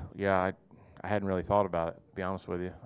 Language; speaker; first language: English; native; English